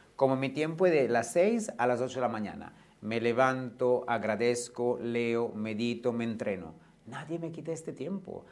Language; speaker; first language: Spanish; non-native, fluent; Italian